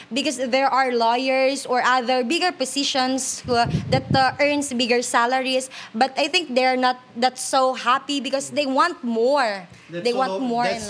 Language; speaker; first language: English; non-native, local second language; Hiligaynon